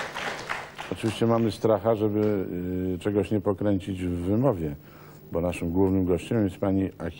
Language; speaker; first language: Polish; native; Polish